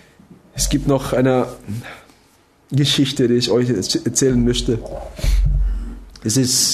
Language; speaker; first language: German; non-native, fluent; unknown